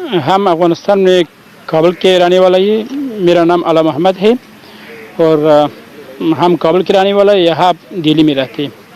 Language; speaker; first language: Hindi; non-native, learner; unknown